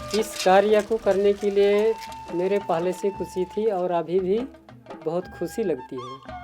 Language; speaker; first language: Hindi; non-native, local second language; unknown